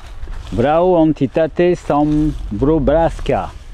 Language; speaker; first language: Romanian; non-native, learner; French